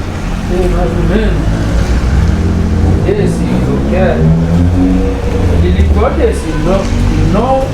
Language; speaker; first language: Portuguese; non-native, learner; Haitian Creole